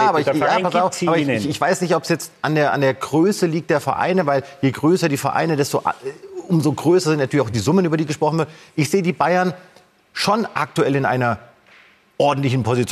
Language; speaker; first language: German; native; German